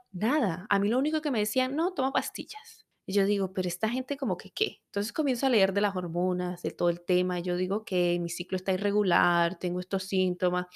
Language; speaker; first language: Spanish; native; Spanish